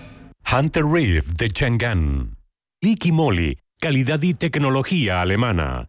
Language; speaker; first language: Spanish; native; Spanish